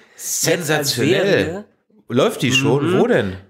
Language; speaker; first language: German; native; German